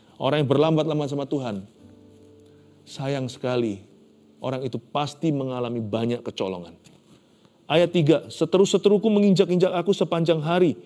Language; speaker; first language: Indonesian; native; Indonesian